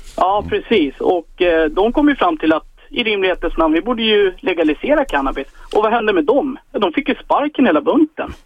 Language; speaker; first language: Swedish; native; Swedish